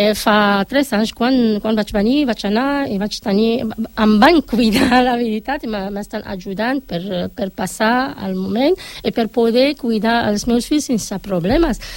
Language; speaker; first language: Catalan; non-native, learner; Arabic